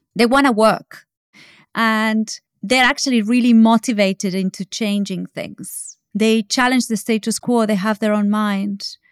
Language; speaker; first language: English; non-native, fluent; Spanish